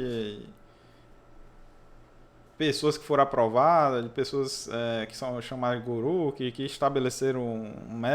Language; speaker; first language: Portuguese; native; Portuguese